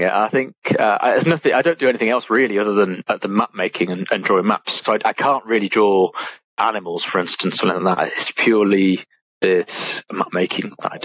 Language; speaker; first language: English; native; English